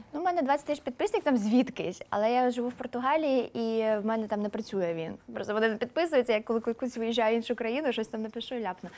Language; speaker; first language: Ukrainian; non-native, local second language; Russian